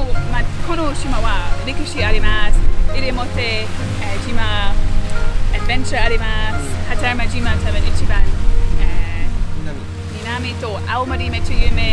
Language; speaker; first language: Japanese; non-native, learner; English